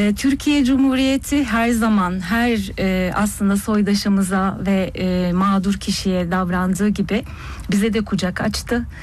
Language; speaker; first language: Turkish; early bilingual, heritage; Turkish